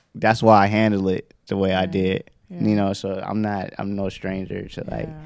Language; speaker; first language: English; native; English